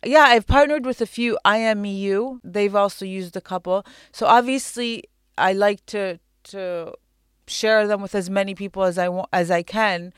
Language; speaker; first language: English; non-native, fluent; Arabic